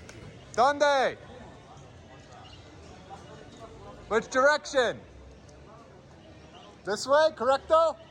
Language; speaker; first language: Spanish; non-native, learner; English